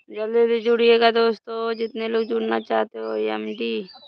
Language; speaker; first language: Hindi; native; Hindi